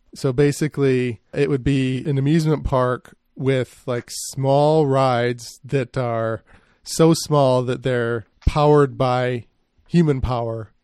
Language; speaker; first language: English; native; English